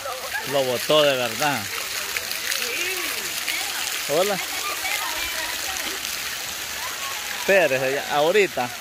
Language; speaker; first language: Spanish; native; Spanish